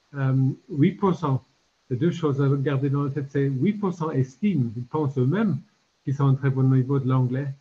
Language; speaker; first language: French; non-native, fluent; English